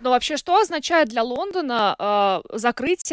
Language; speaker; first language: Russian; native; Russian